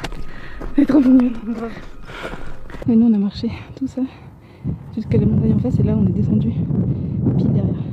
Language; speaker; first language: French; native; French